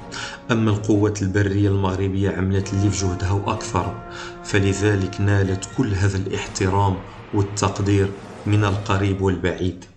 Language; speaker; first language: Arabic; native; Arabic